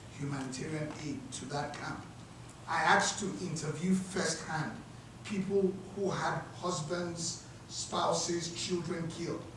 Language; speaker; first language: English; non-native, local second language; Yoruba